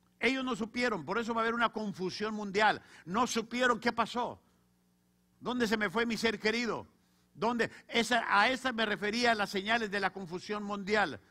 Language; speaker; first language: Spanish; native; Spanish